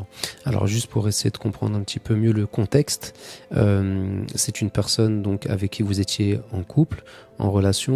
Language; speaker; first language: French; native; French